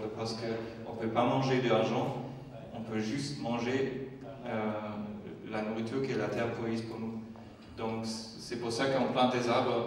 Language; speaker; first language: French; non-native, fluent; German